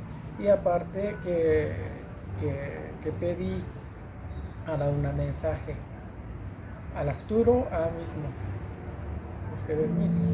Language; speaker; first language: Spanish; non-native, learner; Japanese